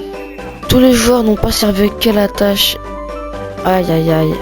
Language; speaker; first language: French; native; French